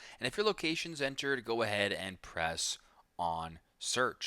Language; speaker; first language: English; native; English